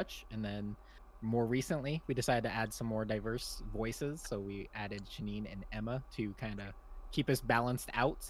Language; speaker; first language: English; native; English